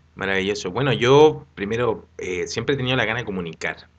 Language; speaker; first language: Spanish; non-native, fluent; Swedish